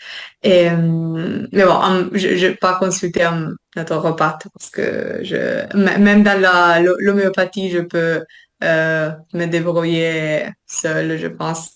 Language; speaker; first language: French; non-native, fluent; Italian